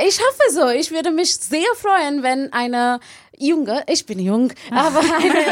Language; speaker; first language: German; non-native, fluent; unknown